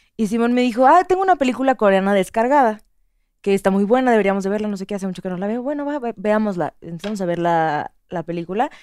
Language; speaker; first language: Spanish; native; Spanish